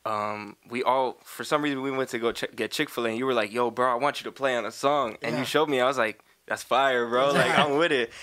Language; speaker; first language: English; native; English